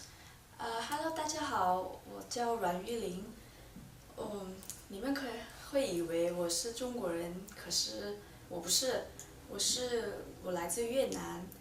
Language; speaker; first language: Chinese; non-native, fluent; Vietnamese